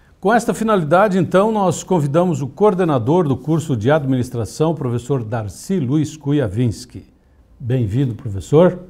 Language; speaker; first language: Portuguese; native; Portuguese